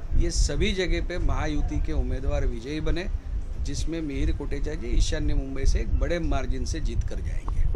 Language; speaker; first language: Hindi; non-native, local second language; Gujarati